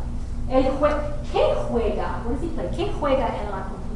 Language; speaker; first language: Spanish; non-native, fluent; English